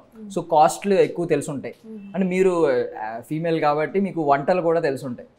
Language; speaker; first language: Telugu; native; Telugu